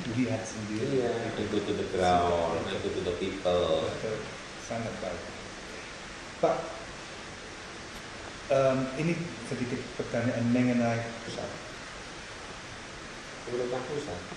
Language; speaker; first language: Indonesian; non-native, fluent; English